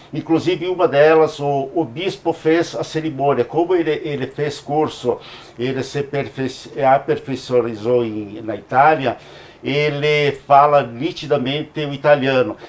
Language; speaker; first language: Portuguese; native; Portuguese